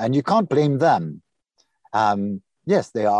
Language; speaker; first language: English; non-native, fluent; French